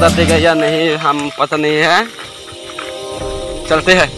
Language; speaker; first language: Hindi; non-native, local second language; Chakma